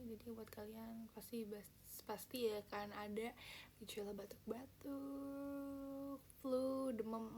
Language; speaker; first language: Indonesian; native; Indonesian